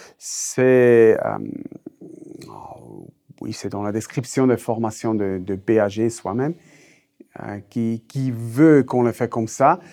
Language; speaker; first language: French; non-native, local second language; Swiss German